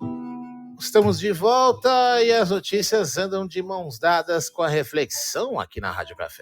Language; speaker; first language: Portuguese; native; Portuguese